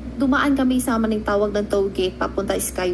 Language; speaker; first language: Filipino; non-native, learner; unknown